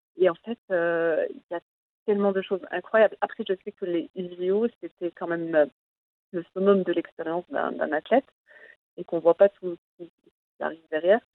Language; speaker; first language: French; non-native, local second language; Arabic